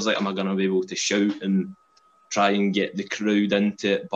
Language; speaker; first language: English; native; English